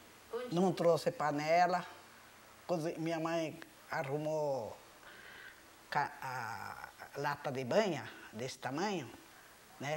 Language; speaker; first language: Portuguese; early bilingual, other home language; Japanese